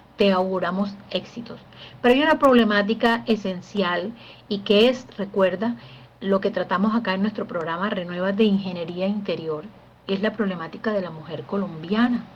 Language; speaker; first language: Spanish; native; Spanish